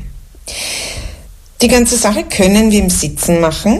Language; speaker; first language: German; native; German